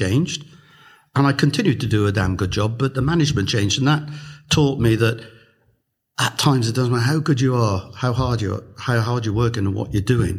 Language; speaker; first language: English; native; English